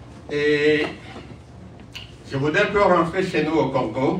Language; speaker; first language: French; non-native, local second language; Luba-Lulua